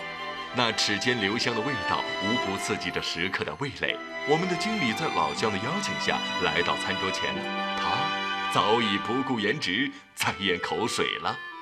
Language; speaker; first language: Chinese; native; Chinese